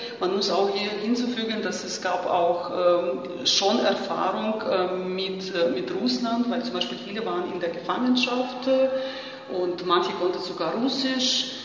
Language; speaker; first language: German; non-native, fluent; Ukrainian